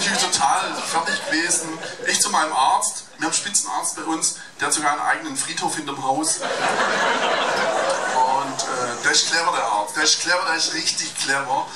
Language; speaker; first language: German; native; German